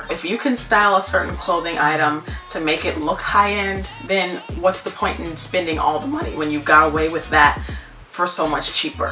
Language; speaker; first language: English; native; English